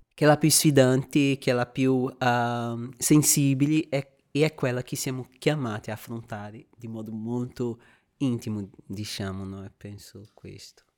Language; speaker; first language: Italian; non-native, fluent; Portuguese